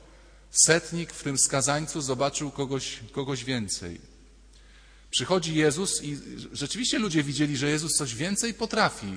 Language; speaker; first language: Polish; native; Polish